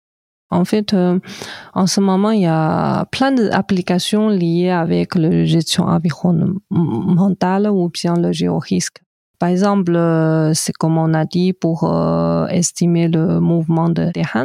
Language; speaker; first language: French; non-native, fluent; Chinese